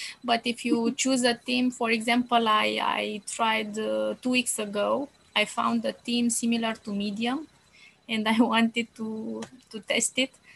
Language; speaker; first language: English; non-native, fluent; Romanian